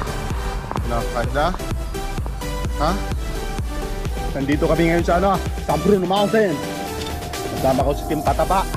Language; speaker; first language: Filipino; native; Filipino